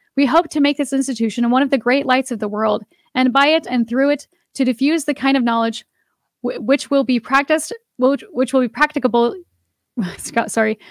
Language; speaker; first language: English; native; English